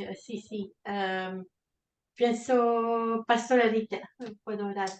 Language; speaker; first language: Spanish; non-native, fluent; Portuguese